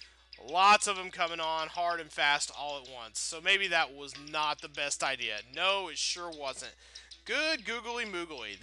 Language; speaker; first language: English; native; English